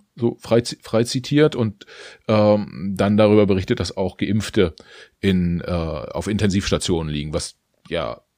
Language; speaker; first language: German; native; German